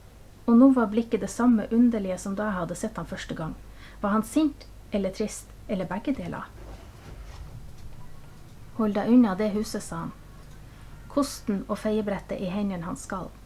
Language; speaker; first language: Norwegian; native; Norwegian